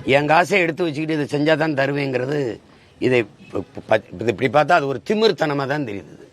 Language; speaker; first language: Tamil; native; Tamil